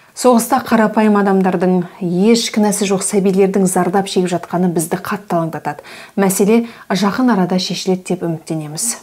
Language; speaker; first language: Kazakh; native; Kazakh